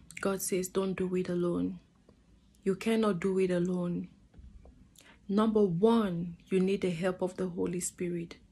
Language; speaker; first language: English; non-native, fluent; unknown